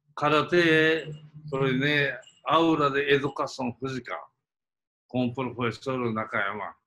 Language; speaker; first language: Portuguese; non-native, fluent; Japanese